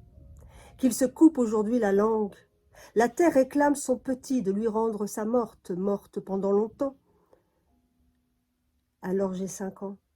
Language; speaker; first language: French; native; French